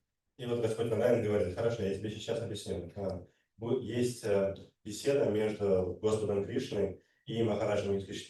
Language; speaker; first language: Russian; native; Russian